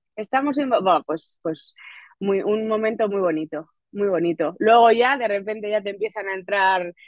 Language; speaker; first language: Spanish; native; Spanish